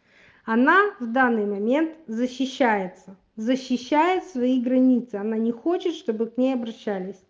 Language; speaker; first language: Russian; native; Russian